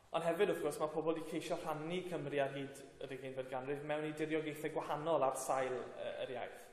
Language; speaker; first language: Welsh; native; Welsh